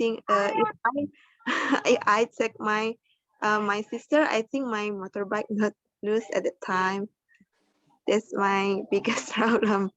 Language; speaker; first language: English; non-native, learner; Indonesian